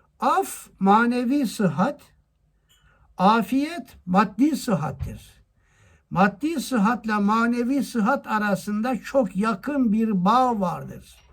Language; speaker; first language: Turkish; native; Turkish